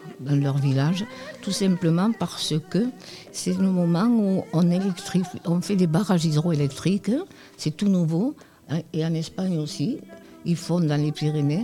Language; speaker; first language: French; native; French